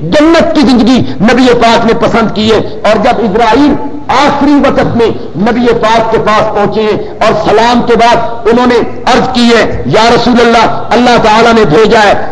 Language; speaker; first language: Urdu; non-native, local second language; Punjabi